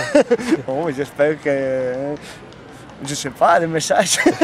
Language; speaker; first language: French; non-native, learner; Catalan